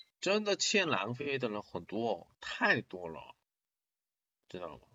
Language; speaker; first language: Chinese; non-native, learner; Korean